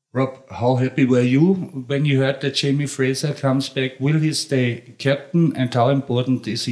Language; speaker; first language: English; non-native, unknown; German